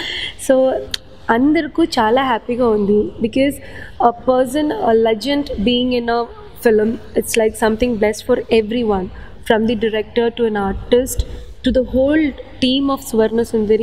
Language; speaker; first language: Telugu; non-native, local second language; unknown